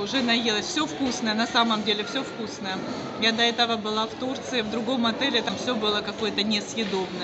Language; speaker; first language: Russian; native; Russian